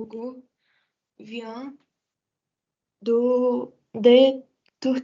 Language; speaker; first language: French; non-native, learner; Portuguese